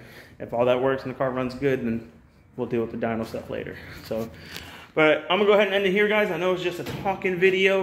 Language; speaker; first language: English; native; English